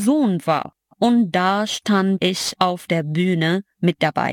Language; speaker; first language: German; non-native, fluent; Arabic